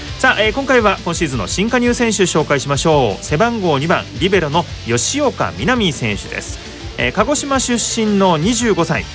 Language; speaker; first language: Japanese; native; Japanese